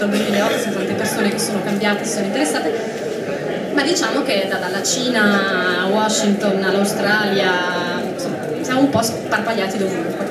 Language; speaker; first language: Italian; native; Italian